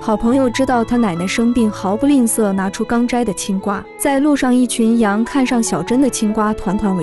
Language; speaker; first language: Chinese; native; Chinese